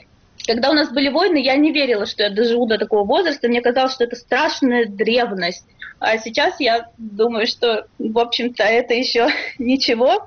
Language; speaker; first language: Russian; native; Russian